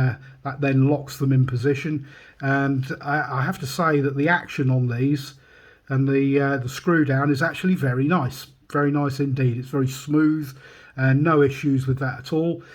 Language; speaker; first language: English; native; English